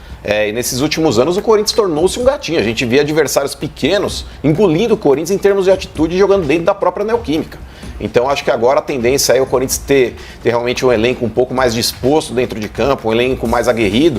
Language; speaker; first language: Portuguese; native; Portuguese